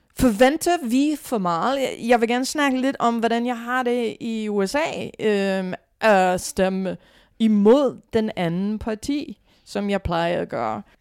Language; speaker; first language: Danish; non-native, fluent; English